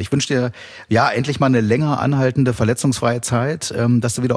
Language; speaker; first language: German; native; German